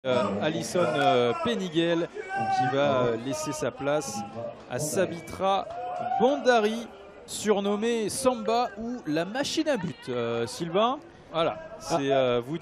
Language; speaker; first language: French; native; French